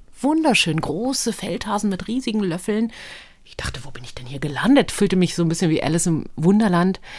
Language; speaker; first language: German; early bilingual, other home language; Hebrew